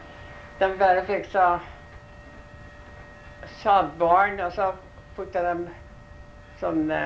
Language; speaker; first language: Norwegian; early bilingual, heritage; Norwegian